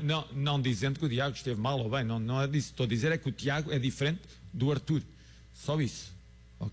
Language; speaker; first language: Portuguese; native; Portuguese